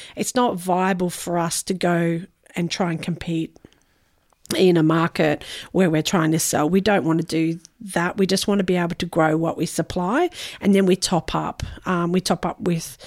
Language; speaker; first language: English; native; English